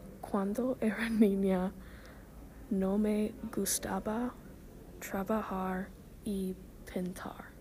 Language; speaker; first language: Spanish; non-native, learner; English